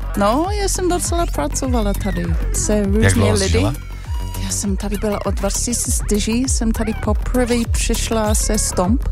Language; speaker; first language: Czech; non-native, learner; English